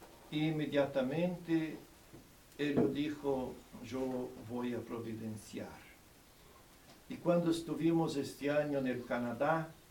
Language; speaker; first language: Spanish; non-native, fluent; Portuguese